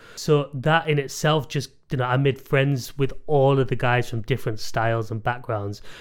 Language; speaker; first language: English; native; English